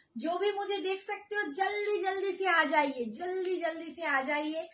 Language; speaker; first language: Hindi; non-native, local second language; Bangla